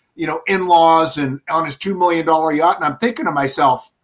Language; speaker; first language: English; native; English